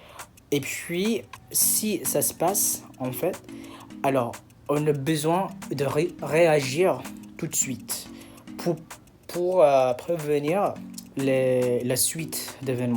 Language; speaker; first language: French; non-native, fluent; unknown